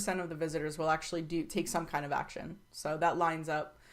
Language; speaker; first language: English; native; English